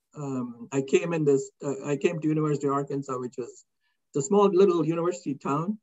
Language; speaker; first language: English; non-native, local second language; Kannada